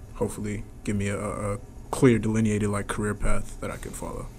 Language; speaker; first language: English; native; English